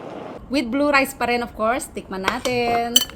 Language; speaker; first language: Filipino; non-native, local second language; Iloko